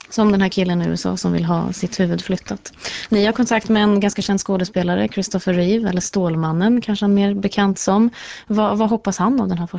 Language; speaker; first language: Swedish; native; Swedish